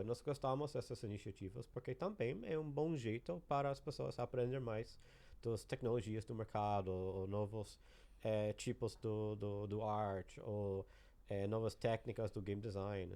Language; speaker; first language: Portuguese; non-native, learner; English